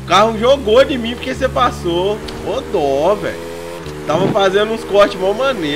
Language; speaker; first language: Portuguese; native; Portuguese